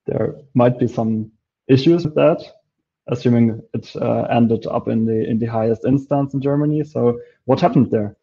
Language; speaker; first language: English; non-native, fluent; Polish